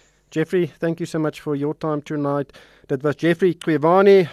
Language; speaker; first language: English; non-native, local second language; Afrikaans